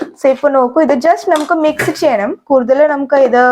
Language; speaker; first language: Malayalam; non-native, learner; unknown